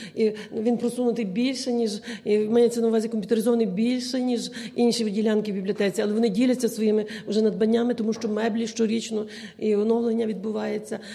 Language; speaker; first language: Ukrainian; native; Ukrainian